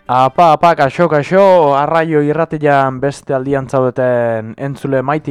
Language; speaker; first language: Basque; native; Basque